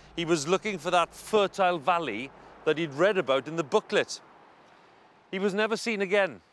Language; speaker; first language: English; non-native, local second language; Welsh